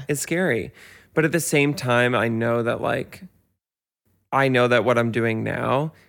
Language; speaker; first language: English; native; English